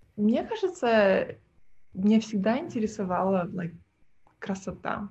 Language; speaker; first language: Russian; early bilingual, heritage; Russian